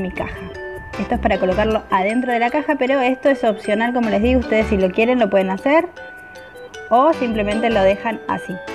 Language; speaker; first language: Spanish; native; Spanish